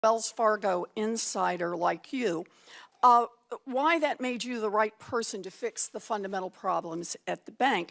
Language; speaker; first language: English; native; English